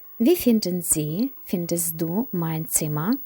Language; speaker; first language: German; non-native, fluent; Ukrainian